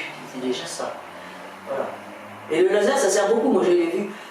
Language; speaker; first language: French; native; French